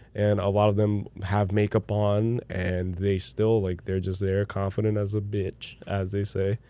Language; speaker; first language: English; non-native, fluent; Portuguese